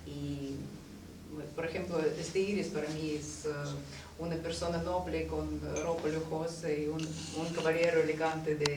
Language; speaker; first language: Spanish; non-native, fluent; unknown